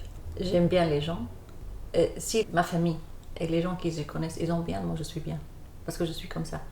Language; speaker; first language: French; non-native, learner; Arabic